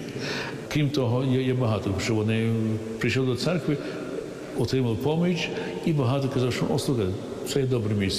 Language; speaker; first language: Ukrainian; early bilingual, heritage; English